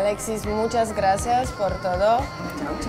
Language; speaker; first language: Spanish; non-native, learner; Polish